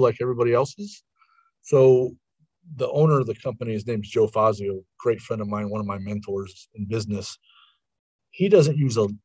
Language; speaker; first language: English; native; English